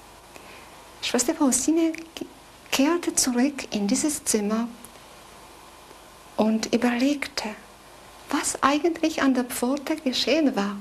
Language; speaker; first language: German; non-native, fluent; Polish